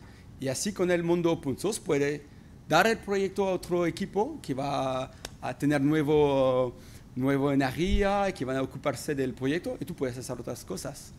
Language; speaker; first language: Spanish; non-native, fluent; French